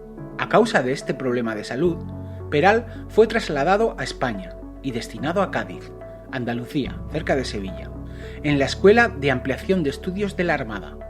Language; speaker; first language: Spanish; native; Spanish